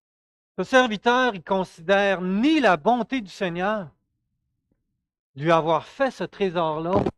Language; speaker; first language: French; native; French